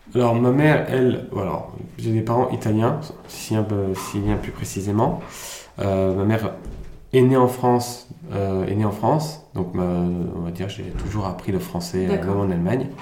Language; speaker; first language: French; early bilingual, other home language; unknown